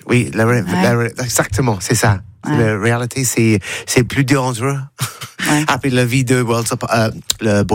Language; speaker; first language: French; non-native, learner; English